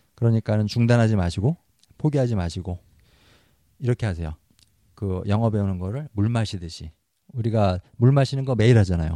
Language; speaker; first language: Korean; native; Korean